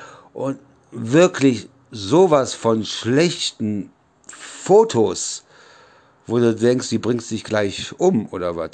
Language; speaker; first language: German; native; German